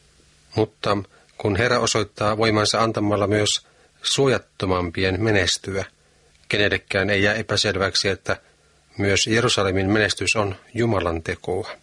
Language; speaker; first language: Finnish; native; Finnish